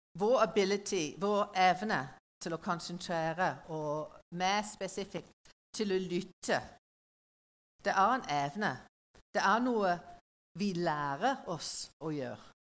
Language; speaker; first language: Norwegian; non-native, learner; English